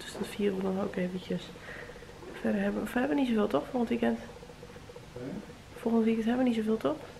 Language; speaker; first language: Dutch; native; Dutch